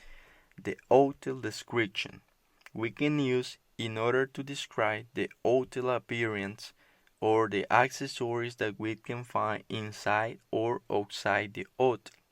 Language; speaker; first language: English; non-native, learner; Spanish